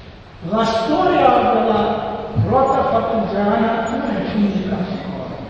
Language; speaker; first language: Italian; non-native, learner; Serbian